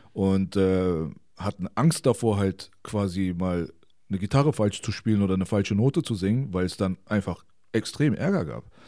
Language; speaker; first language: German; early bilingual, other home language; Persian